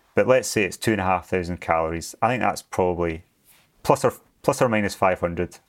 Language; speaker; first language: English; native; English